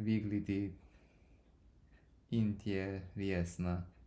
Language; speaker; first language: Russian; non-native, learner; English